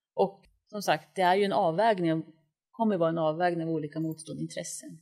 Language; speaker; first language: Swedish; native; Swedish